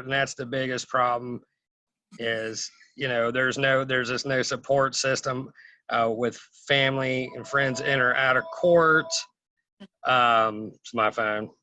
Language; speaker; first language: English; native; English